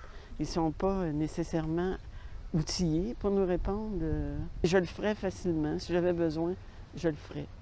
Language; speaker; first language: French; native; French